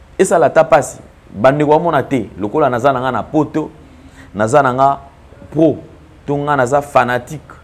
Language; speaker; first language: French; non-native, local second language; Lingala